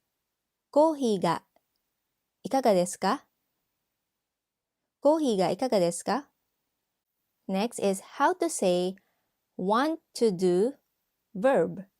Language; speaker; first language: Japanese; non-native, fluent; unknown